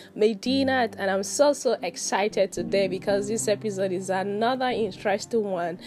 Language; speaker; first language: English; non-native, local second language; Yoruba